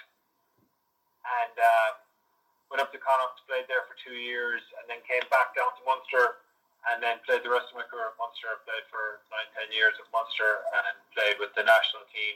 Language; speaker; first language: English; native; English